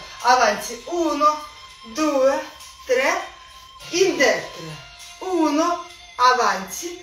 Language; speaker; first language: Italian; non-native, learner; Russian